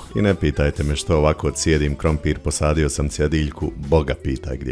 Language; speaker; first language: Bosnian; native; Bosnian